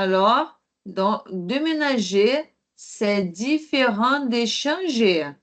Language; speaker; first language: French; non-native, fluent; Portuguese